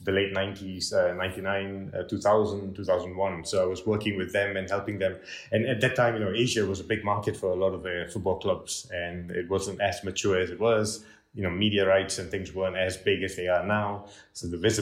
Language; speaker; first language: English; non-native, local second language; Tamil